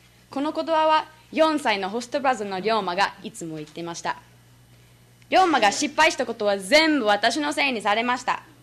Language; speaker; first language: Japanese; non-native, fluent; English